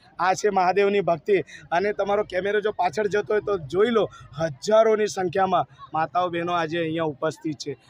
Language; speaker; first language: Gujarati; non-native, local second language; Marathi